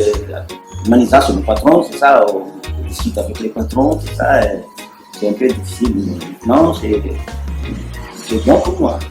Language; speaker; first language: French; non-native, local second language; Malagasy